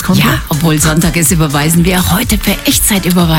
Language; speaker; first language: German; native; German